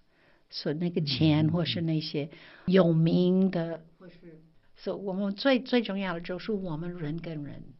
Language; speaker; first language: Chinese; non-native, fluent; English